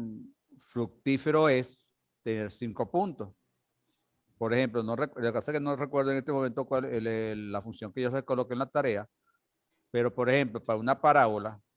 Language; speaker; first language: Spanish; native; Spanish